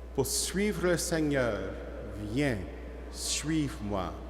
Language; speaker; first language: French; non-native, learner; English